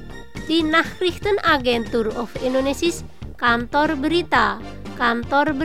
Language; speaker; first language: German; non-native, fluent; Indonesian